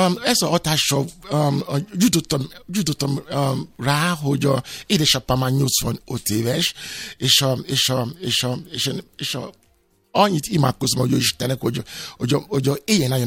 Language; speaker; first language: Hungarian; non-native, fluent; Yoruba